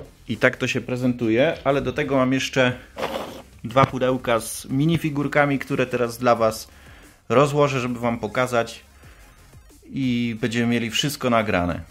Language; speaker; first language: Polish; native; Polish